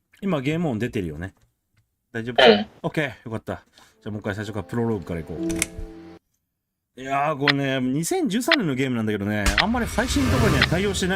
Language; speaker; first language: Japanese; native; Japanese